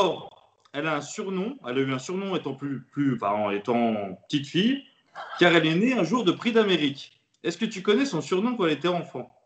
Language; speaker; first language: French; native; French